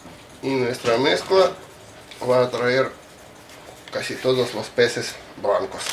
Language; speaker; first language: Spanish; non-native, fluent; Russian